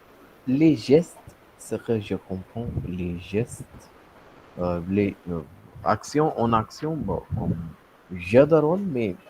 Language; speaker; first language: French; non-native, learner; Hindi